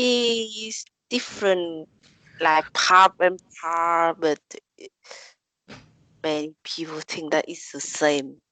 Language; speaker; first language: English; non-native, learner; Vietnamese